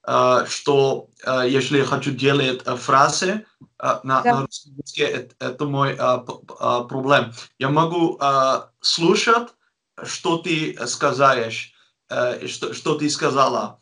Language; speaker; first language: Russian; non-native, learner; Dutch